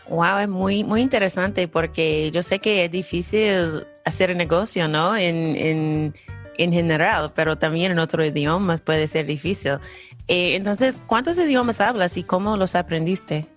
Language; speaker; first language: Spanish; non-native, fluent; English